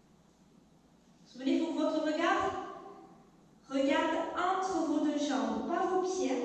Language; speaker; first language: French; native; French